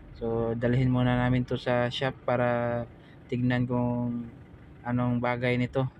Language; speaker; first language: Filipino; non-native, local second language; Cebuano